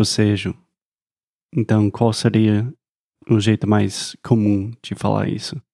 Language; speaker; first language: Portuguese; non-native, fluent; English